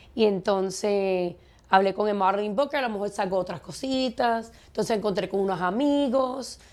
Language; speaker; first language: Spanish; early bilingual, heritage; Spanish